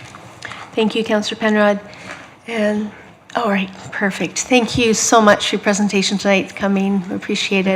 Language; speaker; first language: English; native; English